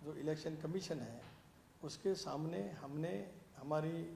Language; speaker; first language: Hindi; non-native, local second language; Marathi